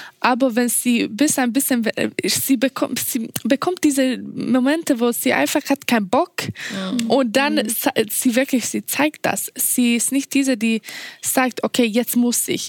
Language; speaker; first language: German; non-native, fluent; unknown